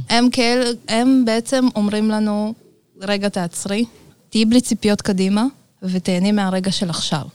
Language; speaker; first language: Hebrew; early bilingual, other home language; Russian